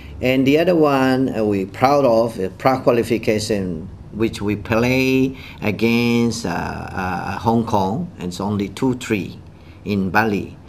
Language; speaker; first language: English; non-native, fluent; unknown